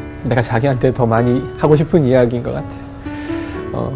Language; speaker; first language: Korean; native; Korean